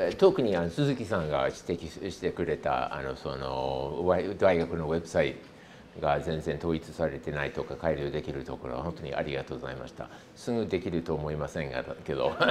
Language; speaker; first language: Japanese; non-native, fluent; English